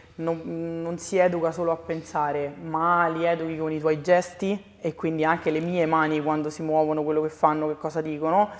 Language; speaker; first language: Italian; native; Italian